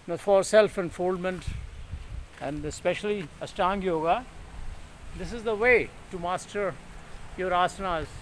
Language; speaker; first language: English; non-native, local second language; Punjabi